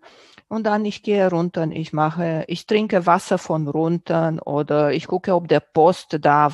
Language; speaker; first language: German; non-native, fluent; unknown